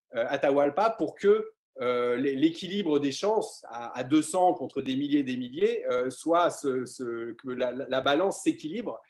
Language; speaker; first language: French; native; French